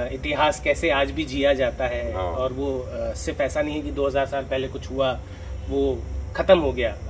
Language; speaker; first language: Hindi; native; Hindi